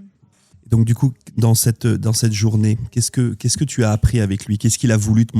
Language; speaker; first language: French; native; French